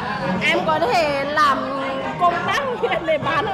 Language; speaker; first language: Vietnamese; non-native, fluent; Lao